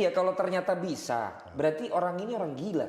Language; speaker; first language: Indonesian; native; Indonesian